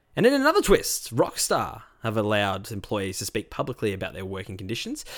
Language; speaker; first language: English; native; English